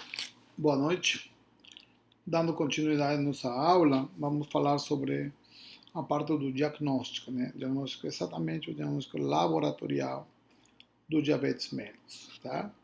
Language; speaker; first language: Portuguese; non-native, fluent; Spanish